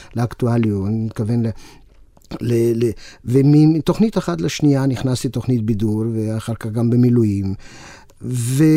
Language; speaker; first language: Hebrew; non-native, fluent; Romanian